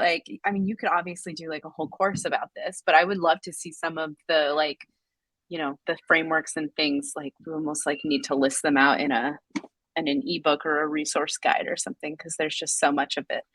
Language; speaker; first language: English; native; English